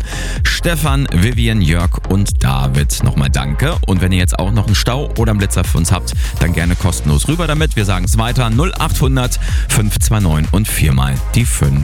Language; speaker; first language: German; native; German